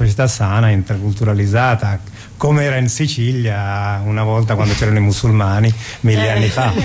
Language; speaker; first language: Italian; non-native, fluent; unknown